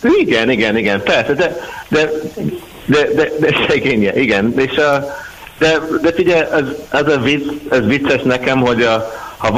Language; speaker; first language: Hungarian; non-native, learner; English